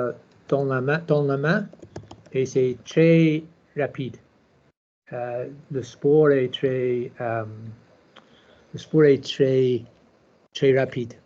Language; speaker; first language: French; non-native, learner; English